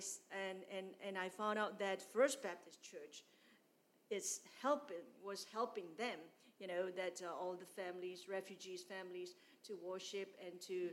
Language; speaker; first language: English; non-native, fluent; Burmese